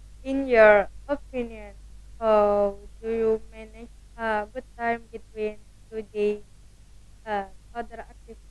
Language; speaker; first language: English; non-native, learner; Indonesian